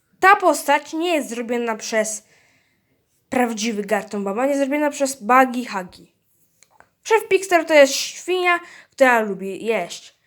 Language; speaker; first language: Polish; early bilingual, heritage; Polish